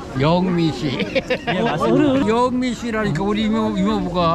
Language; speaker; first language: Korean; native; Korean